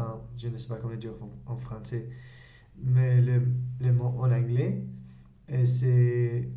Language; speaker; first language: French; non-native, learner; Spanish